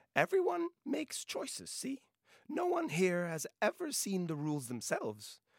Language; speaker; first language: English; non-native, local second language; Norwegian